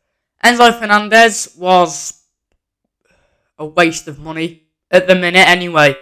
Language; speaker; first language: English; native; English